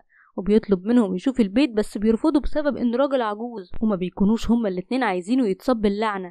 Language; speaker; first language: Arabic; native; Arabic